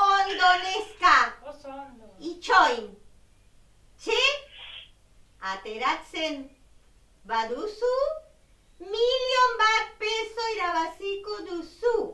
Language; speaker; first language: Basque; non-native, learner; Spanish